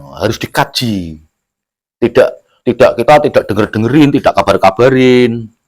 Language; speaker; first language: Indonesian; non-native, local second language; Javanese